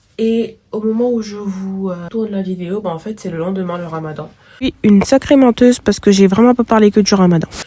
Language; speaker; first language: French; native; French